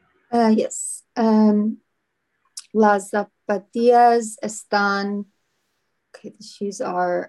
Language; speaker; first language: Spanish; non-native, learner; English